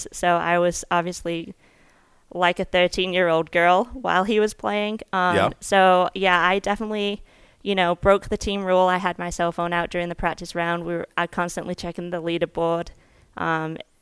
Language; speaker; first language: English; native; English